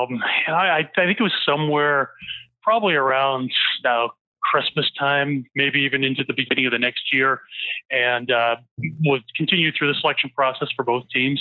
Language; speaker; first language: English; native; English